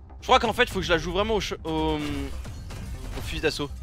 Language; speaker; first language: French; native; French